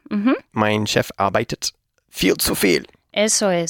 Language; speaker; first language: German; non-native, fluent; Spanish